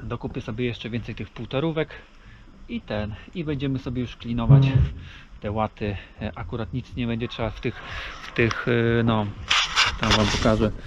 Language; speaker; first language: Polish; native; Polish